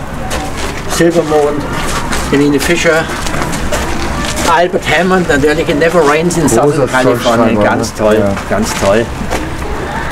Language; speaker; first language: German; native; German